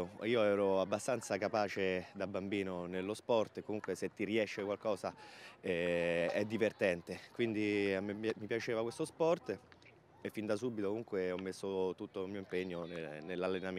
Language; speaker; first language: Italian; native; Italian